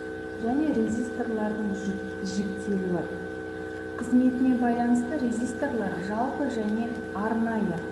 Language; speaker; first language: Kazakh; native; Kazakh